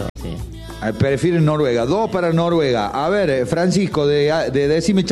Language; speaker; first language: Spanish; native; Spanish